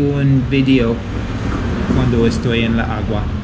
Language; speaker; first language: Spanish; non-native, learner; English